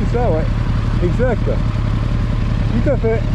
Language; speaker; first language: French; native; French